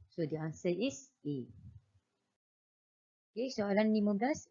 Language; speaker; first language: English; non-native, local second language; Malay